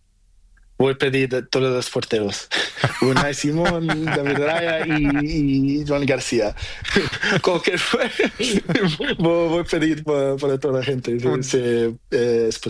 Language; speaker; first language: Spanish; non-native, learner; Portuguese